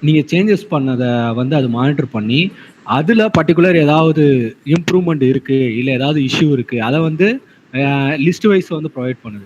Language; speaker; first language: Tamil; native; Tamil